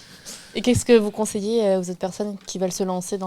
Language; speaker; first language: French; native; French